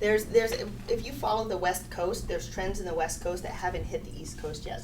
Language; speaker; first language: English; native; English